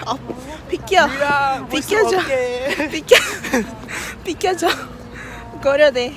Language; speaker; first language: Korean; non-native, learner; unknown